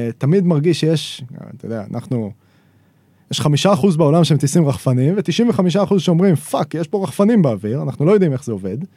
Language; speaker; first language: Hebrew; native; Hebrew